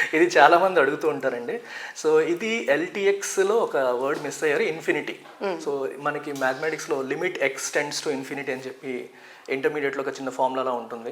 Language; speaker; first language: Telugu; native; Telugu